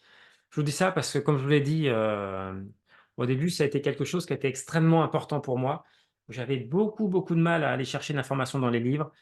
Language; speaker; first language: French; native; French